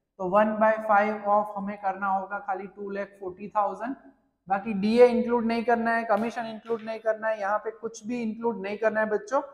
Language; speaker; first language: Hindi; non-native, local second language; Gujarati